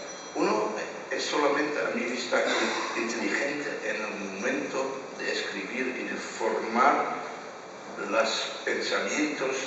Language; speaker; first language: Spanish; non-native, fluent; Dutch